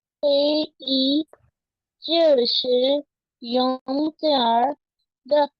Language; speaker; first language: Chinese; non-native, learner; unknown